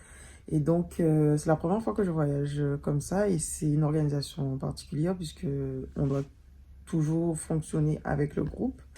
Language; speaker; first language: French; native; French